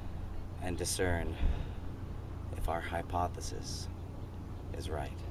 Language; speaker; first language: English; native; English